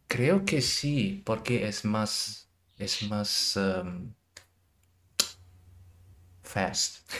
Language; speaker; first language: Spanish; non-native, learner; German